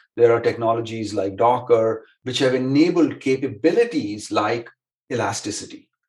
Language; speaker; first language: English; non-native, local second language; Hindi